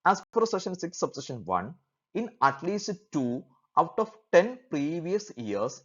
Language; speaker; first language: English; non-native, local second language; Malayalam